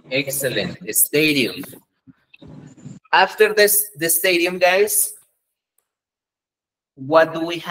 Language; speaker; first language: English; non-native, fluent; Spanish